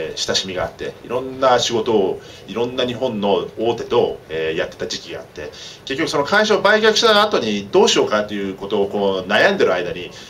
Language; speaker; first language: Japanese; early bilingual, heritage; Japanese